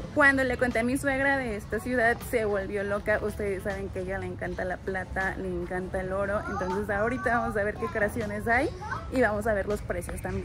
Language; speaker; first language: Spanish; native; Spanish